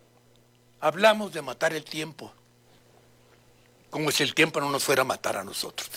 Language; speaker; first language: Spanish; native; Spanish